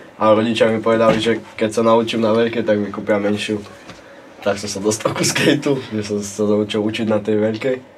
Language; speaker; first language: Slovak; native; Slovak